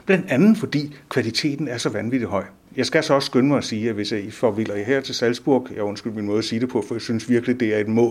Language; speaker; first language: Danish; native; Danish